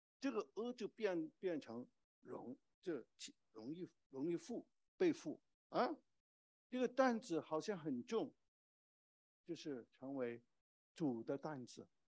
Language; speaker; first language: Chinese; non-native, local second language; Cantonese